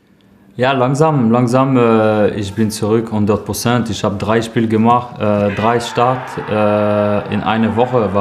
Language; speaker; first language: German; non-native, learner; French